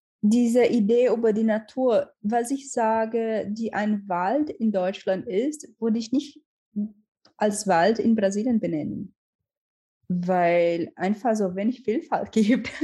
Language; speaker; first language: German; non-native, learner; Portuguese